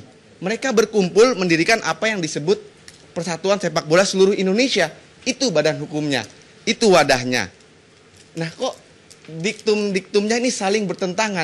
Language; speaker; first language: Indonesian; native; Indonesian